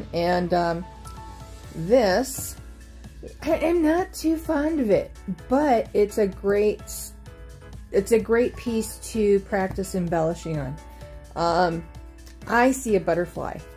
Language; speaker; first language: English; native; English